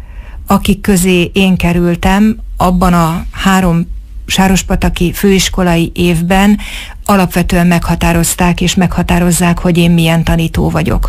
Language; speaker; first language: Hungarian; native; Hungarian